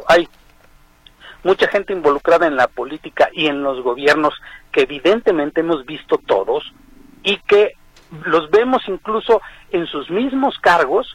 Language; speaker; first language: Spanish; native; Spanish